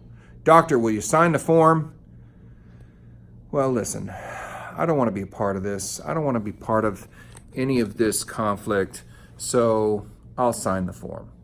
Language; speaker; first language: English; native; English